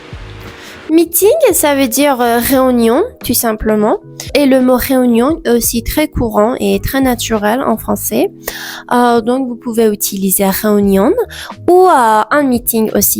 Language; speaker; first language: French; non-native, fluent; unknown